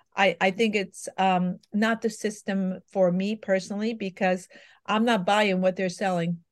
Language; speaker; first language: English; native; English